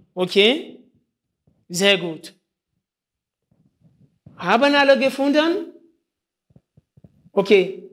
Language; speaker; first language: German; non-native, fluent; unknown